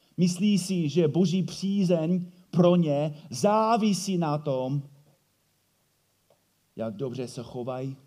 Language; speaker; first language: Czech; non-native, fluent; English